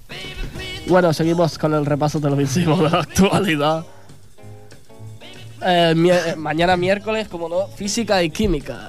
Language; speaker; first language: Spanish; native; Spanish